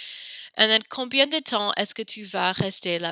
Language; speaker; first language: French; non-native, fluent; English